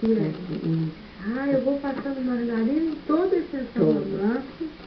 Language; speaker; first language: Portuguese; native; Portuguese